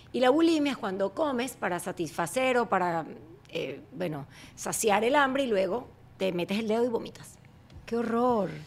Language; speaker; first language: Spanish; native; Spanish